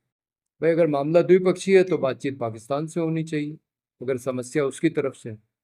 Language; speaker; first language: Hindi; native; Hindi